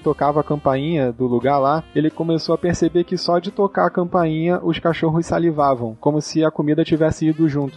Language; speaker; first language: Portuguese; native; Portuguese